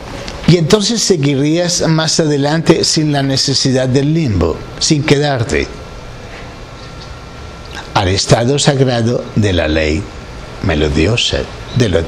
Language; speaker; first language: Spanish; native; Spanish